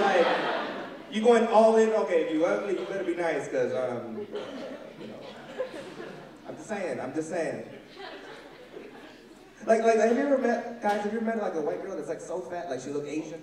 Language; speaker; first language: English; native; English